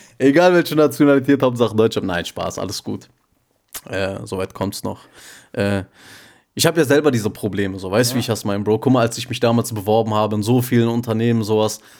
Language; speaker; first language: German; early bilingual, other home language; Turkish